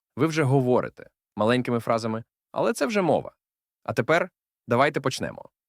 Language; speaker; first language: Ukrainian; native; Ukrainian